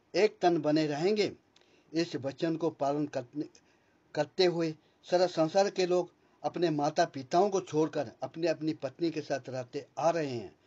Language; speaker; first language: Hindi; non-native, local second language; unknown